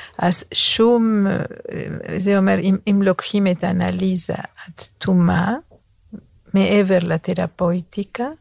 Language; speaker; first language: Hebrew; non-native, fluent; Spanish